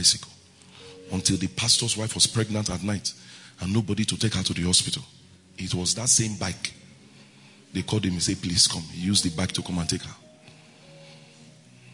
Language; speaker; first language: English; non-native, local second language; Bini